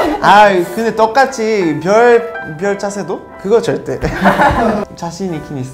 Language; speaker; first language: Korean; non-native, learner; Portuguese